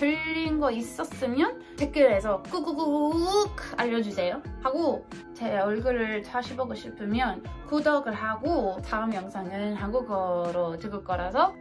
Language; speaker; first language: Korean; non-native, fluent; English